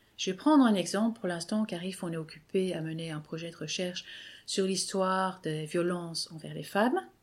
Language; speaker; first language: French; native; French